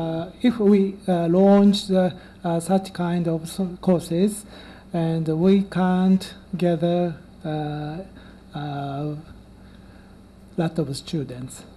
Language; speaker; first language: English; non-native, learner; Japanese